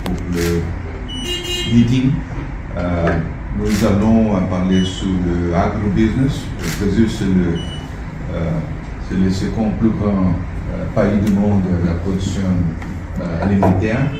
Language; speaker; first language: French; non-native, learner; Portuguese